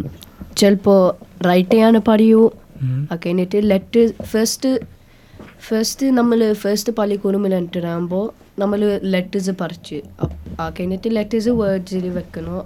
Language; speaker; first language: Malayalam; early bilingual, heritage; Malayalam